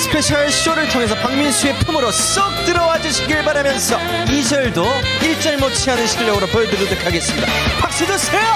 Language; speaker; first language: Korean; native; Korean